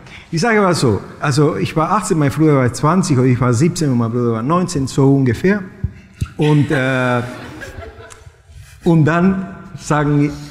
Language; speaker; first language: German; non-native, fluent; Spanish